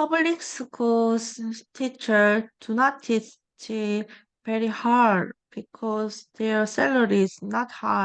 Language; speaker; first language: English; non-native, learner; Korean